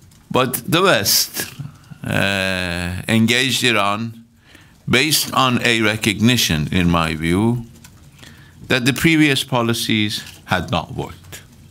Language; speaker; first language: English; non-native, fluent; Persian